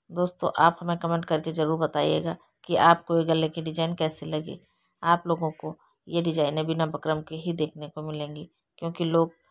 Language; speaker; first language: Hindi; native; Hindi